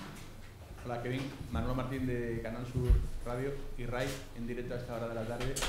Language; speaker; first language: Spanish; native; Spanish